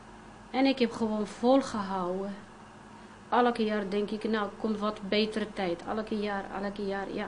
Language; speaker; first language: Dutch; non-native, fluent; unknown